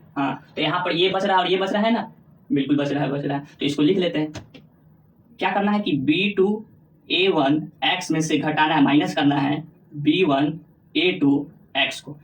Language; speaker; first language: Hindi; native; Hindi